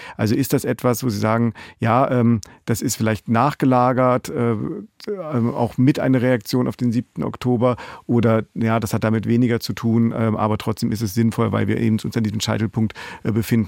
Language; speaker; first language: German; native; German